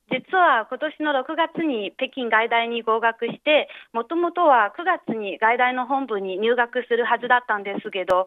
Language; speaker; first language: Japanese; non-native, fluent; Chinese